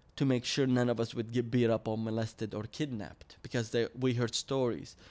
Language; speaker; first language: English; early bilingual, other home language; Arabic